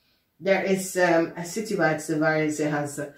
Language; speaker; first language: Dutch; non-native, fluent; English